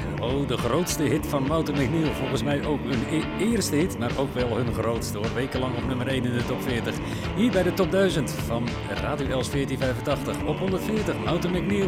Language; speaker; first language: Dutch; native; Dutch